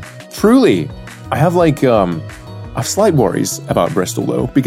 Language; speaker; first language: English; native; English